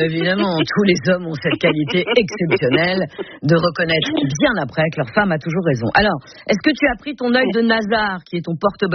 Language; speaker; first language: French; native; French